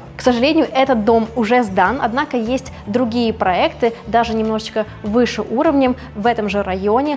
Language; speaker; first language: Russian; native; Russian